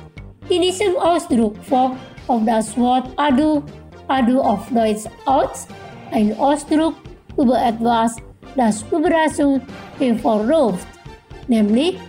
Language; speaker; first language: German; non-native, fluent; Indonesian